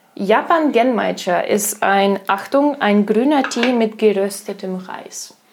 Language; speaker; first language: German; non-native, fluent; Russian